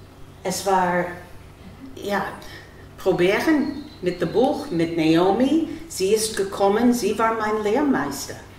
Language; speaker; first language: German; non-native, fluent; English